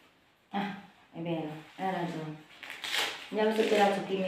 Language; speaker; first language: Italian; non-native, learner; Filipino